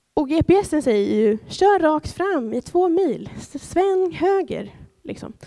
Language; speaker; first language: Swedish; native; Swedish